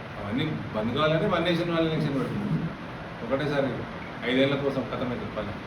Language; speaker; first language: Telugu; native; Telugu